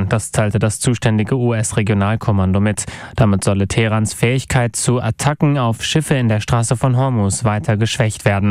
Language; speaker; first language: German; native; German